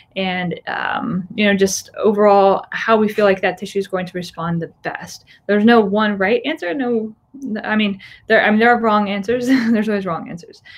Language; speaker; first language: English; native; English